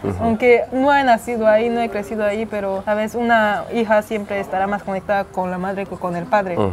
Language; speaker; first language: Spanish; non-native, local second language; Russian